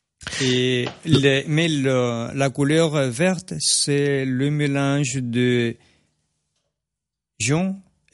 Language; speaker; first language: French; non-native, fluent; Spanish